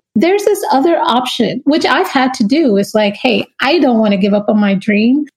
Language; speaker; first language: English; native; English